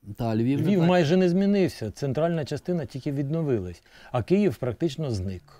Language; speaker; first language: Ukrainian; native; Ukrainian